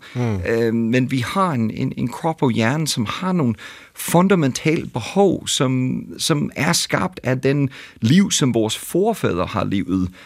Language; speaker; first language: Danish; non-native, fluent; English